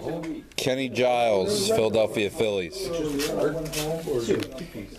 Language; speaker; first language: English; native; English